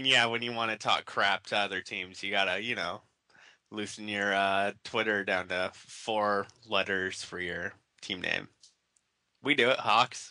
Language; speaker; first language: English; native; English